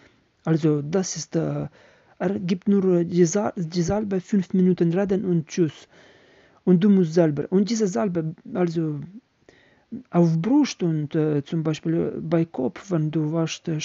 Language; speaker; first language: German; non-native, learner; Ukrainian